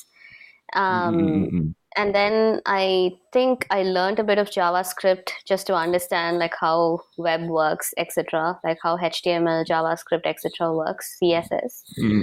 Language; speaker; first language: English; non-native, local second language; Tamil